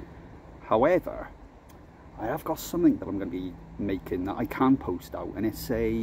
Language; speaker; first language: English; native; English